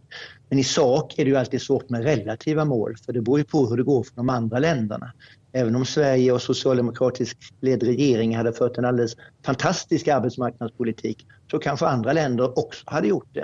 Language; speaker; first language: Swedish; native; Swedish